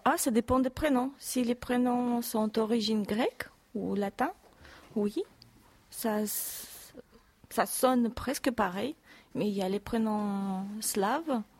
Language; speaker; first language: French; non-native, fluent; Russian